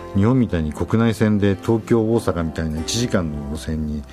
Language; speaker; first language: Japanese; native; Japanese